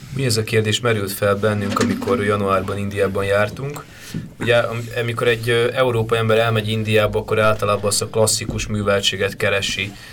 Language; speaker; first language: Hungarian; native; Hungarian